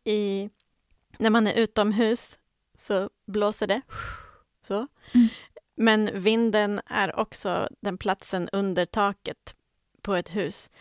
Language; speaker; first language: Swedish; native; Swedish